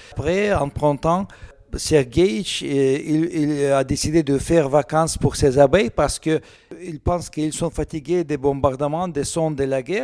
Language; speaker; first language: French; non-native, learner; Russian